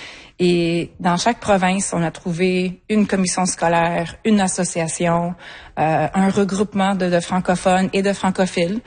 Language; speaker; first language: French; native; French